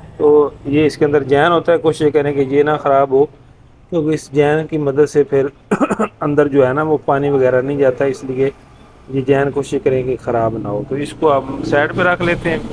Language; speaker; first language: Urdu; non-native, local second language; Punjabi